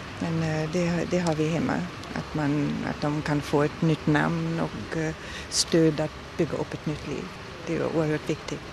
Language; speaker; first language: Swedish; non-native, fluent; German